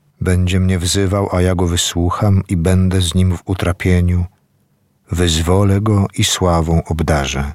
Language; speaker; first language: Polish; native; Polish